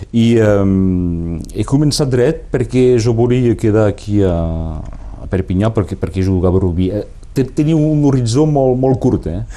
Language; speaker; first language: Catalan; non-native, local second language; French